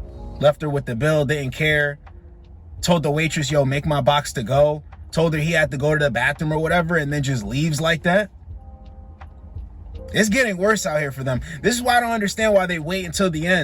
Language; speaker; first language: English; native; English